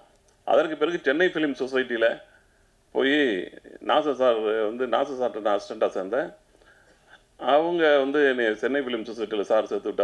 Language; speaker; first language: Tamil; native; Tamil